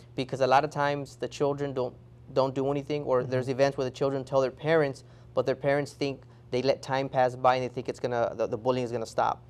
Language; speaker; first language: English; early bilingual, other home language; Spanish